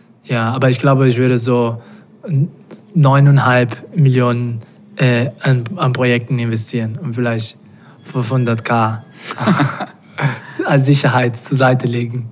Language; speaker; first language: German; non-native, fluent; Portuguese